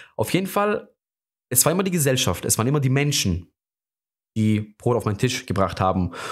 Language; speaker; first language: German; non-native, fluent; Greek